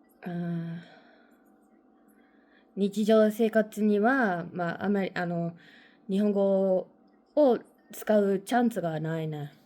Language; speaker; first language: Japanese; non-native, learner; English